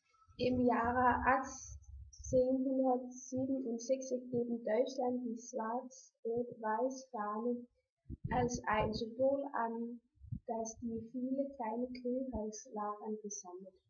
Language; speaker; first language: German; non-native, learner; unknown